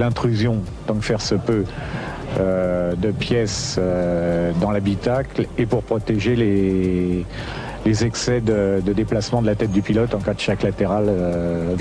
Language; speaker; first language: French; native; French